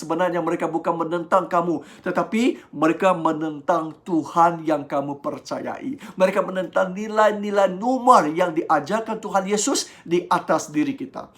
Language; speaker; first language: Malay; non-native, local second language; Chinese